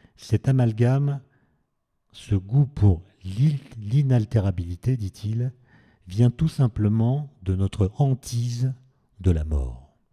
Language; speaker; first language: French; native; French